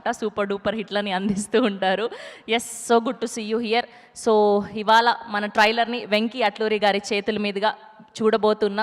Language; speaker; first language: Telugu; native; Telugu